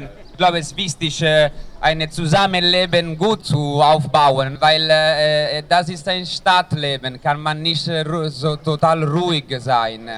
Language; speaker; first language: German; non-native, learner; Italian